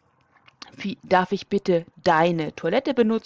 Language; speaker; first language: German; non-native, fluent; French